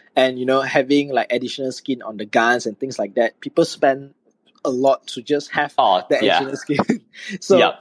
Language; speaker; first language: English; non-native, local second language; Chinese